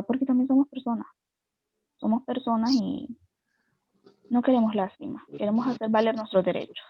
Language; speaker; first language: Spanish; native; Spanish